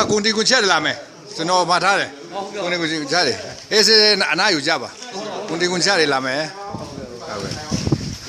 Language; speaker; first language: Burmese; non-native, local second language; Hakha Chin